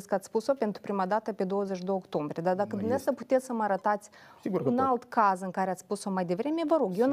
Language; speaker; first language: Romanian; native; Romanian